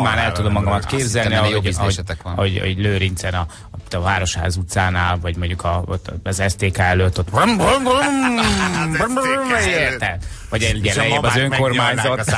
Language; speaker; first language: Hungarian; native; Hungarian